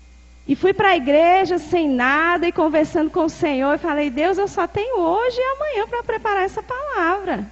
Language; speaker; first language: Portuguese; native; Portuguese